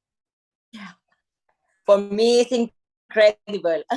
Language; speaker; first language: English; non-native, learner; Spanish